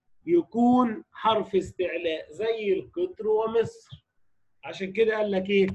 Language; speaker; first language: Arabic; native; Arabic